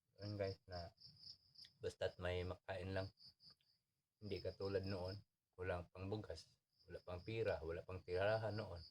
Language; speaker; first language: Filipino; non-native, local second language; Cebuano